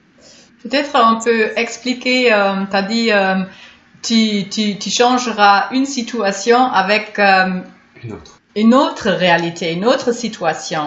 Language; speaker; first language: French; non-native, fluent; German